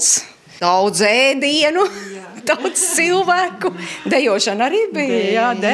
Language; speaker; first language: Latvian; native; Latvian